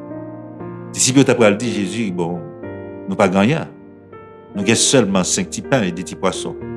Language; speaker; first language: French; non-native, local second language; Haitian Creole